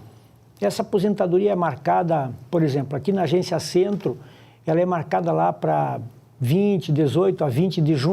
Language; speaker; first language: Portuguese; native; Portuguese